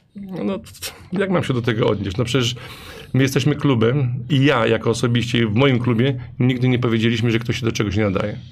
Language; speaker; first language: Polish; native; Polish